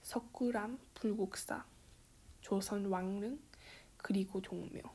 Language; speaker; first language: Korean; early bilingual, heritage; Korean